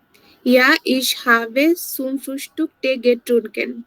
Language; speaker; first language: German; non-native, learner; Bangla